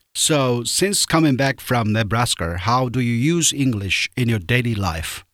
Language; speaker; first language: English; non-native, fluent; Japanese